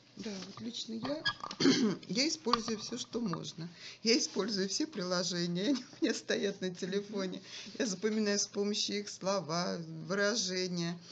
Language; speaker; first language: Russian; native; Russian